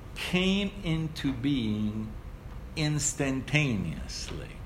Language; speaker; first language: English; early bilingual, other home language; Ukrainian